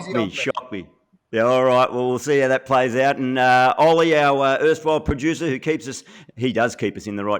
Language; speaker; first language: English; native; English